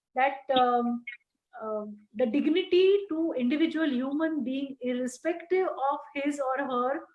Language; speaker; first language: English; non-native, local second language; Marathi